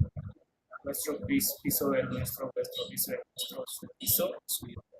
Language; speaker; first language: Spanish; non-native, learner; Bangla